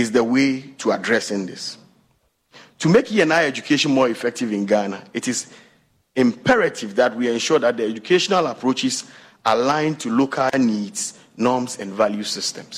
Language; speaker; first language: English; non-native, local second language; Akan